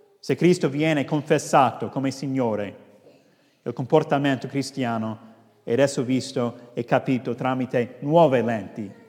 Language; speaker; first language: Italian; non-native, fluent; English